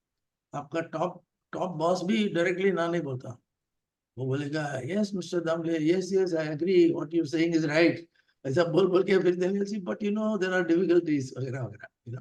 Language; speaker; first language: Hindi; non-native, local second language; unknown